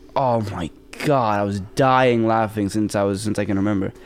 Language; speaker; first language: English; early bilingual, other home language; Spanish